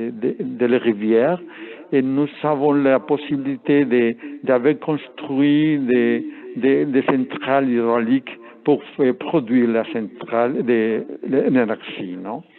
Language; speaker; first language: French; non-native, learner; Spanish